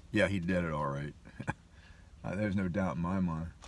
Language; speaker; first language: English; native; English